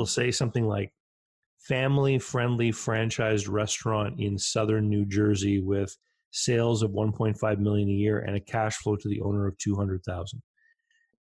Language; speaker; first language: English; native; English